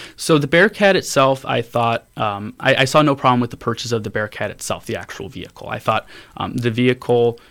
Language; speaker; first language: English; native; English